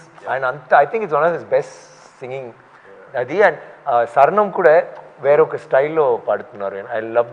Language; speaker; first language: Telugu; non-native, fluent; Tamil